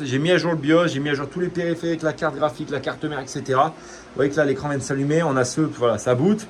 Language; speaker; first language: French; native; French